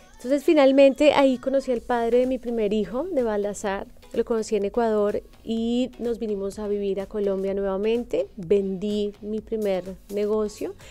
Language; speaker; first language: Spanish; native; Spanish